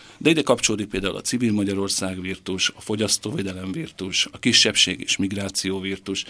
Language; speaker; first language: Hungarian; native; Hungarian